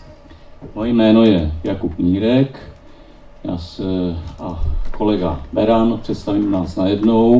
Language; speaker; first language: Czech; native; Czech